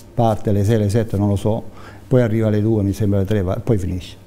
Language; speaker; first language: Italian; native; Italian